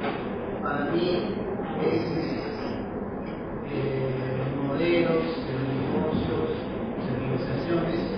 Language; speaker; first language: Spanish; non-native, learner; Chinese